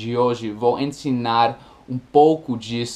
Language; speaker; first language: Portuguese; non-native, fluent; English